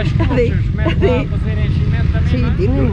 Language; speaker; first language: Spanish; native; Spanish